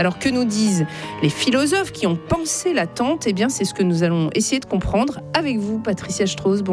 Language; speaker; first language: French; native; French